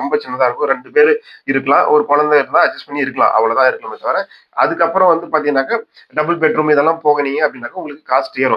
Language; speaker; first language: Tamil; native; Tamil